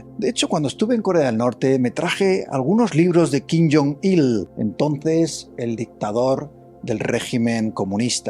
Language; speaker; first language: Spanish; native; Spanish